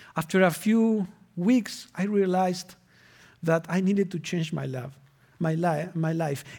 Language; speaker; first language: English; non-native, fluent; Spanish